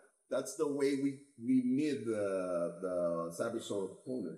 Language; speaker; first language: English; non-native, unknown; Spanish